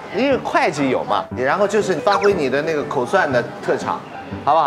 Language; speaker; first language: Chinese; native; Chinese